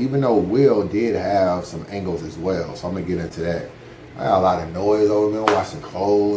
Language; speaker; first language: English; native; English